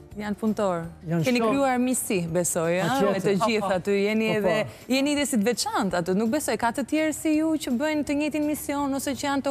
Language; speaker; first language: Albanian; native; Albanian